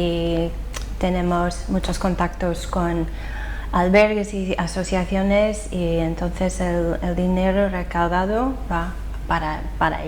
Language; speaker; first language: Spanish; non-native, fluent; English